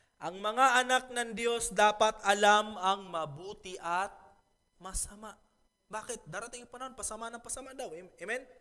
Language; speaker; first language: Filipino; non-native, local second language; Cebuano